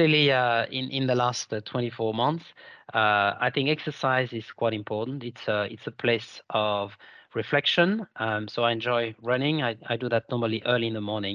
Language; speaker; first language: English; non-native, fluent; French